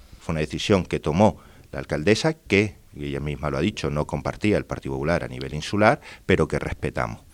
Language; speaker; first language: Spanish; native; Spanish